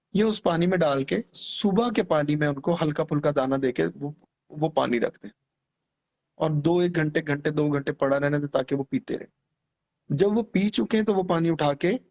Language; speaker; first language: Urdu; non-native, local second language; Punjabi